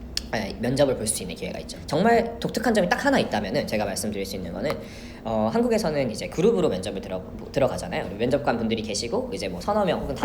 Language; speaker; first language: Korean; early bilingual, heritage; Korean